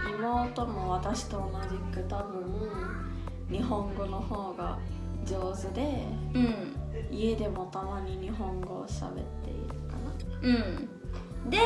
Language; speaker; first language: Japanese; early bilingual, other home language; Indonesian